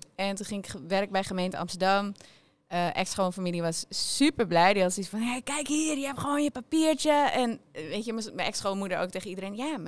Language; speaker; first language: Dutch; native; Dutch